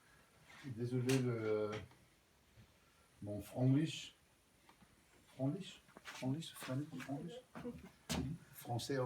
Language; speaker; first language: French; non-native, fluent; Danish